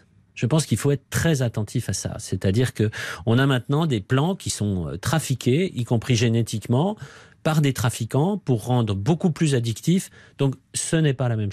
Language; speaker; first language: French; native; French